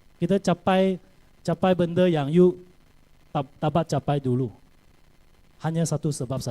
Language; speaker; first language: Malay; non-native, local second language; Chinese